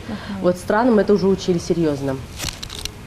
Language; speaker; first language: Russian; native; Russian